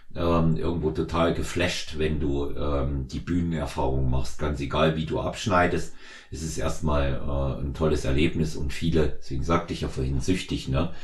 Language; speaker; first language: German; native; German